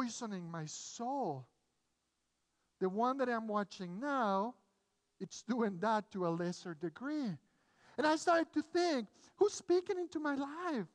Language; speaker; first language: English; non-native, fluent; Spanish